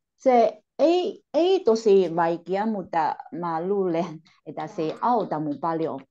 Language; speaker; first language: Finnish; non-native, learner; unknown